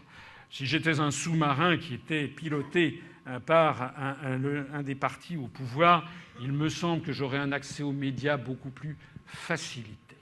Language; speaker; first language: French; native; French